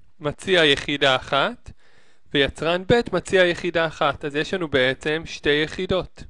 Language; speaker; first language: Hebrew; native; Hebrew